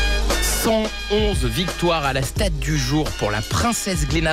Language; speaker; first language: French; native; French